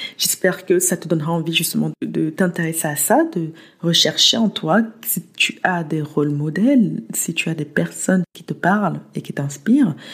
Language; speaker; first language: French; early bilingual, other home language; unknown